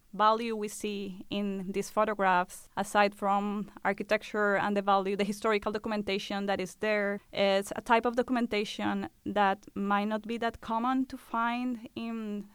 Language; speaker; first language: English; non-native, fluent; Spanish